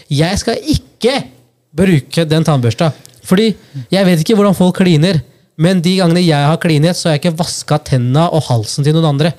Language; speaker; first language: Norwegian; early bilingual, other home language; Punjabi